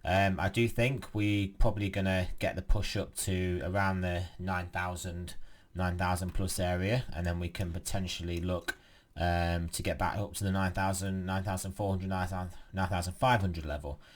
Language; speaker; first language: English; native; English